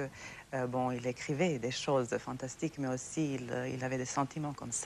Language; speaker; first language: French; non-native, fluent; Serbian